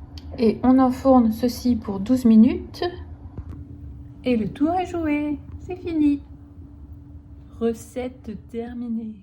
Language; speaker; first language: French; native; French